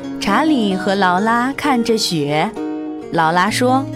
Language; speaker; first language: Chinese; native; Chinese